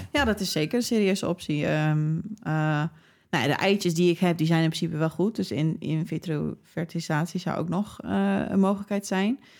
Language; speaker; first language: Dutch; early bilingual, other home language; English